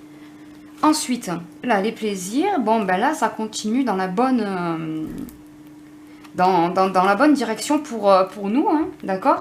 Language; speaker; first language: French; native; French